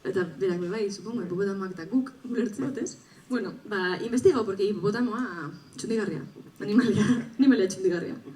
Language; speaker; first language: Basque; native; Basque